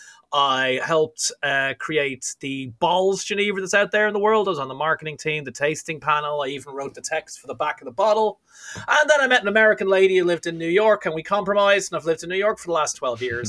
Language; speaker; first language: English; native; English